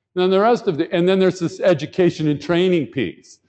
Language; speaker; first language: English; native; English